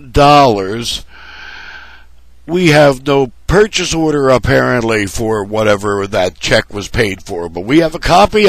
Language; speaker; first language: English; native; English